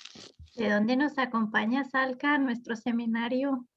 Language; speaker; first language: Spanish; native; Spanish